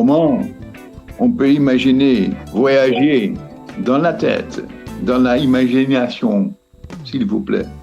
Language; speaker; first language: French; non-native, fluent; Dutch